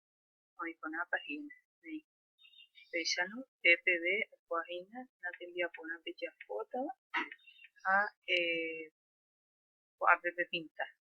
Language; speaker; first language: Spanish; non-native, local second language; Guarani